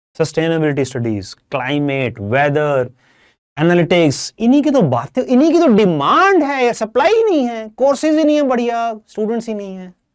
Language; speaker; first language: Hindi; non-native, local second language; Punjabi